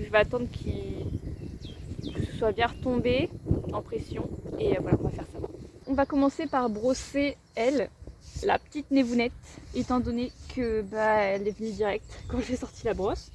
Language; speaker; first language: French; native; French